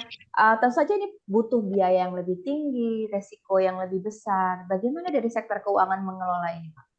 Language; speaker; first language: Indonesian; native; Indonesian